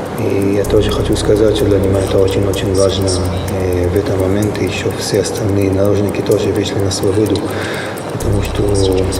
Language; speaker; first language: Russian; early bilingual, heritage; Russian